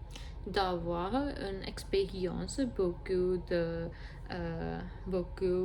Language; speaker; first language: French; non-native, learner; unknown